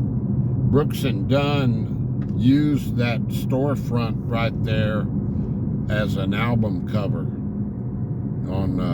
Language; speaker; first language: English; native; English